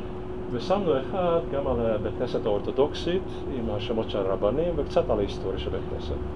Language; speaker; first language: Hebrew; non-native, fluent; Hungarian